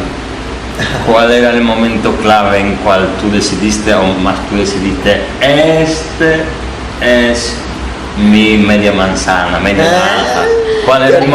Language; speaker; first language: Spanish; non-native, fluent; Polish